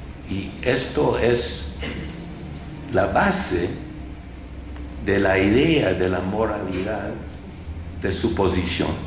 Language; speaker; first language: Spanish; non-native, fluent; English